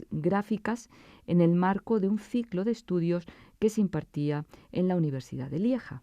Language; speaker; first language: Spanish; native; Spanish